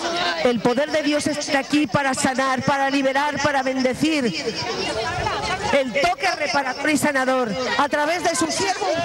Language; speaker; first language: Spanish; native; Spanish